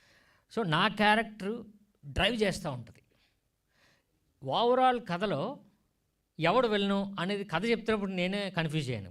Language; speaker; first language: Telugu; native; Telugu